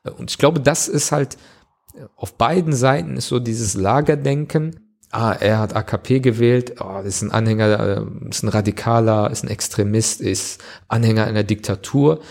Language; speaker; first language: German; early bilingual, other home language; Turkish